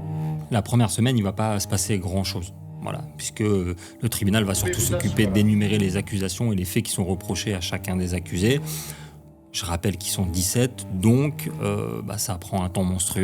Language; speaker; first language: French; native; French